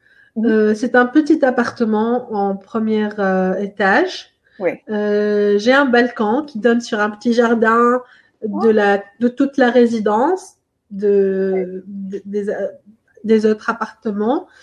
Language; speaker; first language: French; non-native, local second language; Arabic